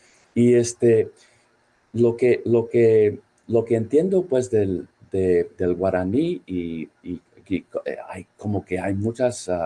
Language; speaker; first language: Spanish; non-native, fluent; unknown